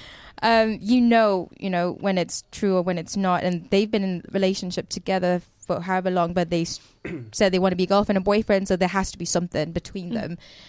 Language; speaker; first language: English; native; English